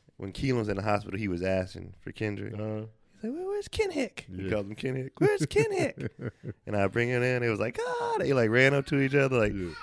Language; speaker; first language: English; native; English